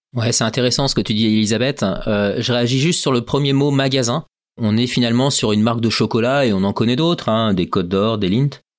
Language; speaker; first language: French; native; French